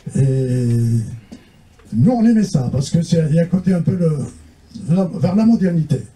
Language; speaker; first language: French; non-native, local second language; Kabyle